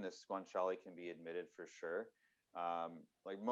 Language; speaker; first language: English; native; English